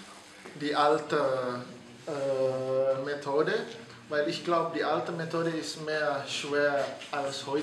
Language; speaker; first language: German; non-native, learner; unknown